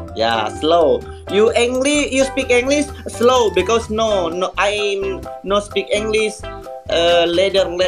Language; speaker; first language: English; non-native, learner; Indonesian